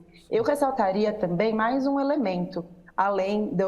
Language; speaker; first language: Portuguese; native; Portuguese